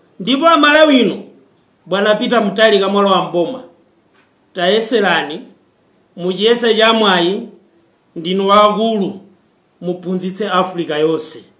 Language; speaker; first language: Nyanja; non-native, fluent; Kinyarwanda